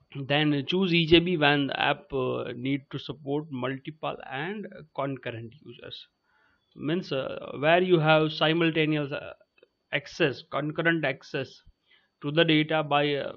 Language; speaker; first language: English; non-native, local second language; Gujarati